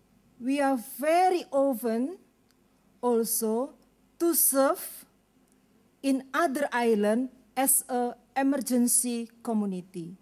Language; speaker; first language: English; non-native, learner; Indonesian